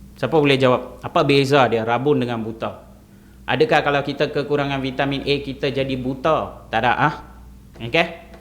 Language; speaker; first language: Malay; non-native, local second language; Tamil